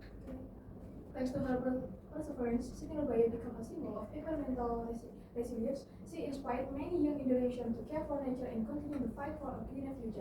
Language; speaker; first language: English; non-native, learner; Indonesian